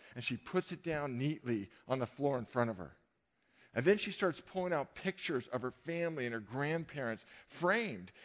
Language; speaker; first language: English; native; English